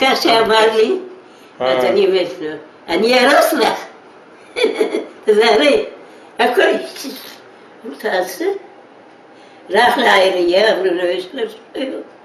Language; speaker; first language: Hebrew; non-native, fluent; Yiddish